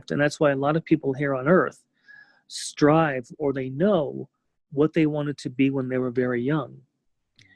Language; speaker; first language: English; native; English